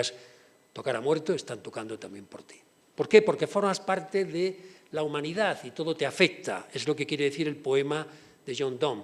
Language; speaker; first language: Spanish; native; Spanish